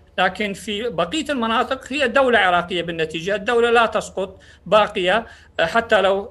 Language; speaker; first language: Arabic; non-native, local second language; Central Kurdish